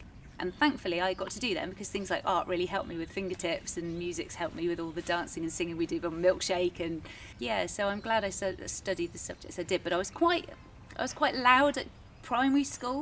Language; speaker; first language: English; native; English